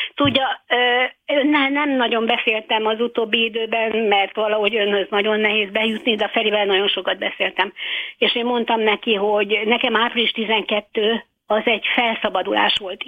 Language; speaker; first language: Hungarian; native; Hungarian